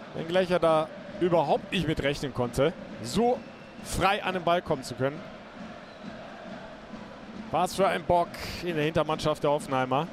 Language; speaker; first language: German; native; German